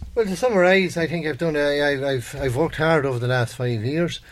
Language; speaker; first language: English; native; English